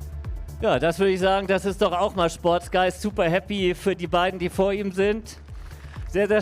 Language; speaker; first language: German; native; German